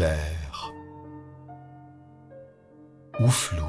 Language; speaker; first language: French; native; French